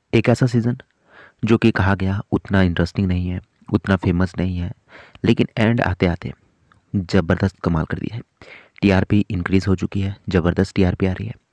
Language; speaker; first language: Hindi; native; Hindi